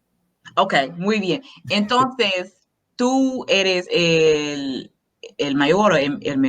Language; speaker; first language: Spanish; non-native, fluent; English